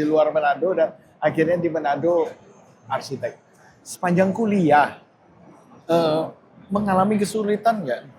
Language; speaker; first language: Indonesian; native; Indonesian